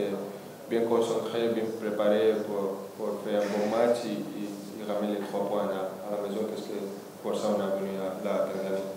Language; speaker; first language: French; non-native, fluent; Spanish